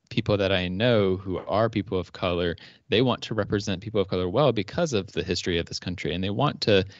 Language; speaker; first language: English; native; English